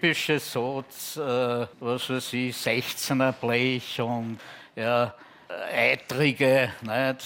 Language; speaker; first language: German; native; German